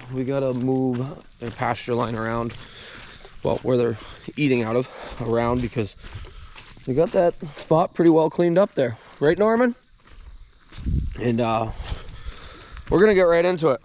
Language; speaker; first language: English; native; English